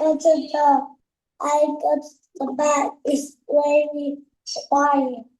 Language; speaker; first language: English; non-native, learner; Vietnamese